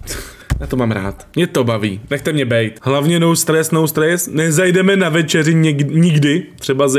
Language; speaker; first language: Czech; native; Czech